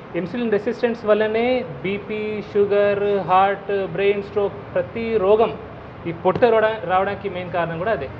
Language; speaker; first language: Telugu; non-native, fluent; Hindi